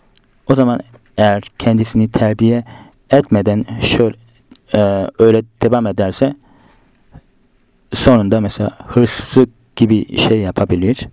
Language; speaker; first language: Turkish; non-native, fluent; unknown